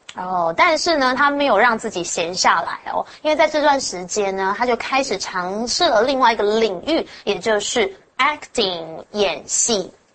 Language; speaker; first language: Chinese; native; Chinese